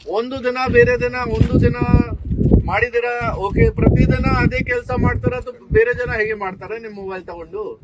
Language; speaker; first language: Kannada; non-native, learner; Hindi